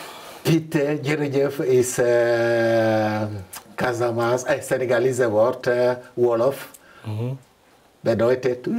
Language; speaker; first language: German; non-native, learner; Mandingo